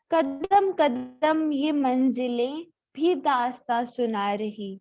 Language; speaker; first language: Hindi; non-native, local second language; Punjabi